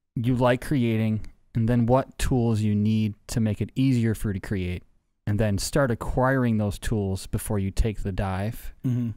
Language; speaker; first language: English; native; English